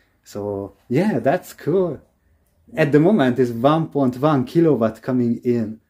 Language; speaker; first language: English; non-native, learner; Hungarian